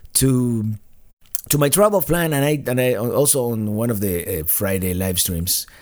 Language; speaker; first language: English; non-native, fluent; Spanish